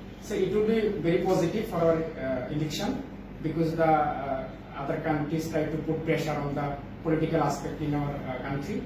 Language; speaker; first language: English; non-native, local second language; Bangla